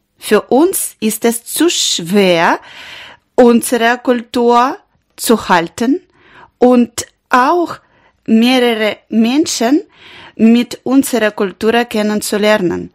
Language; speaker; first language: German; non-native, learner; Ukrainian